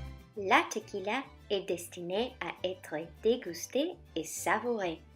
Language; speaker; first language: French; non-native, learner; Spanish